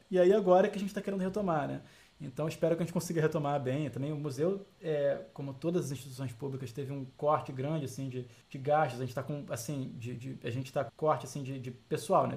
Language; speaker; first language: Portuguese; native; Portuguese